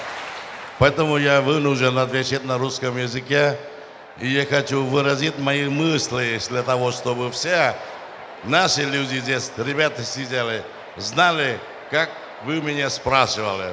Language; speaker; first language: Russian; non-native, fluent; Vietnamese